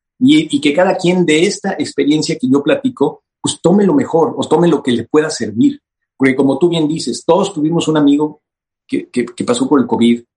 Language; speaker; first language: Spanish; native; Spanish